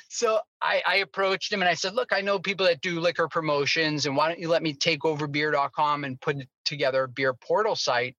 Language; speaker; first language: English; native; English